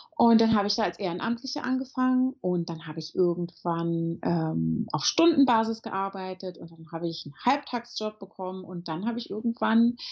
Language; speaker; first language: German; native; German